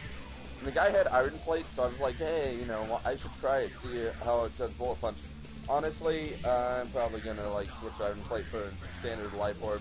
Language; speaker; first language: English; native; English